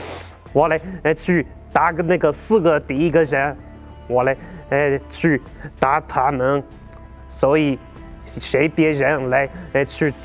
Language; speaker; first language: Chinese; non-native, learner; French